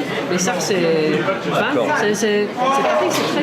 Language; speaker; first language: French; non-native, learner; English